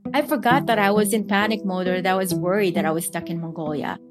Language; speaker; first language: English; non-native, local second language; Filipino